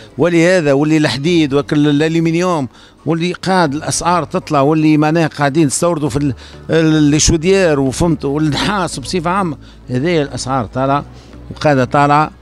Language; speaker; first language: Arabic; native; Arabic